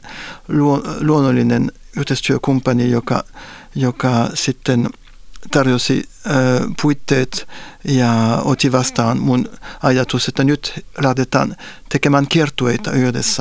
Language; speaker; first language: Finnish; non-native, fluent; French